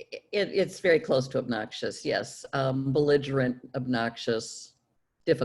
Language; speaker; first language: English; native; English